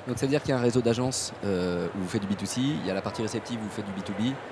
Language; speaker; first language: French; native; French